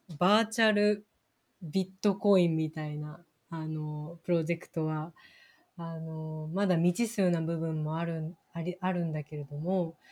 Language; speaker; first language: Japanese; native; Japanese